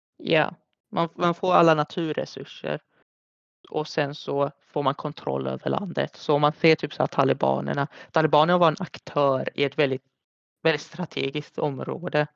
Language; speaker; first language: Swedish; early bilingual, other home language; Arabic